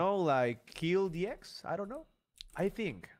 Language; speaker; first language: English; non-native, learner; Spanish